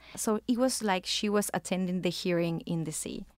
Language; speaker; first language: English; non-native, fluent; Spanish